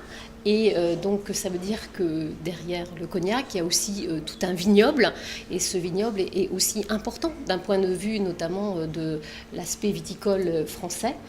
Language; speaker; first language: French; native; French